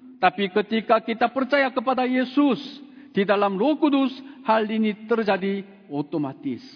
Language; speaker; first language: Indonesian; non-native, fluent; Korean